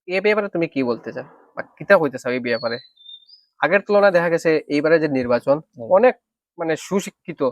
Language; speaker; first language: Bangla; non-native, local second language; Sylheti